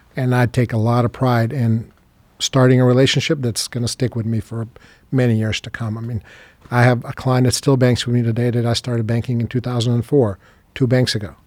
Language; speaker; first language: English; non-native, fluent; Serbian